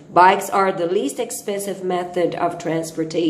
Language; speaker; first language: English; non-native, fluent; Portuguese